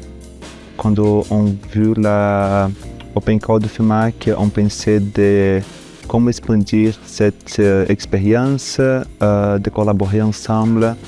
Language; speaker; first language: French; non-native, fluent; Portuguese